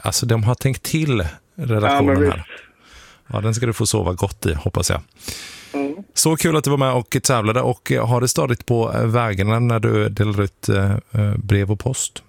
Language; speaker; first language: Swedish; native; Swedish